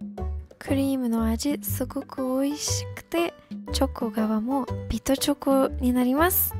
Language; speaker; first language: Japanese; non-native, fluent; English